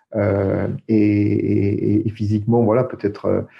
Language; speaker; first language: French; native; French